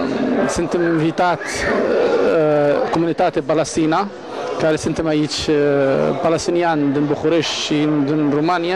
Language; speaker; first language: Romanian; non-native, learner; Arabic